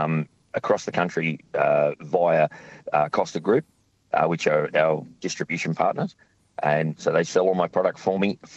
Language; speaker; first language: English; native; English